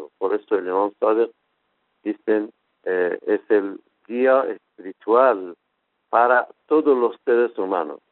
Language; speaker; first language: Spanish; non-native, fluent; Persian